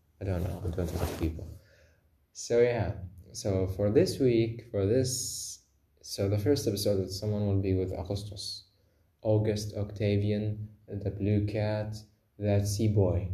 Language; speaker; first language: English; non-native, fluent; Arabic